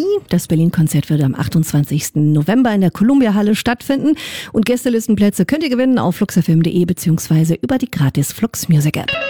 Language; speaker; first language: German; native; German